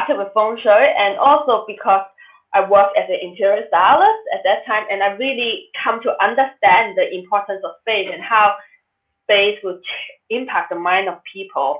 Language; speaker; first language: English; non-native, local second language; Cantonese